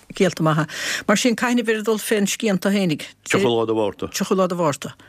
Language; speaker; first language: Irish; native; Irish